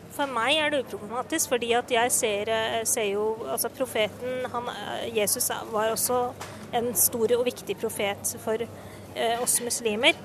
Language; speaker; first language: Norwegian; native; Norwegian